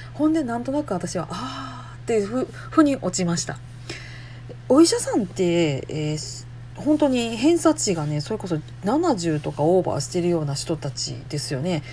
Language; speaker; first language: Japanese; native; Japanese